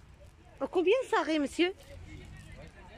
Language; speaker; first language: French; non-native, learner; Arabic